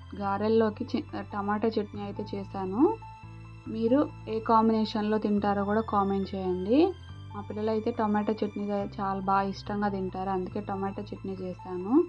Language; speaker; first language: Telugu; native; Telugu